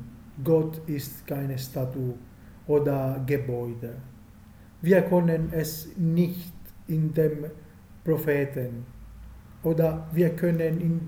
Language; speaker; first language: German; non-native, fluent; Italian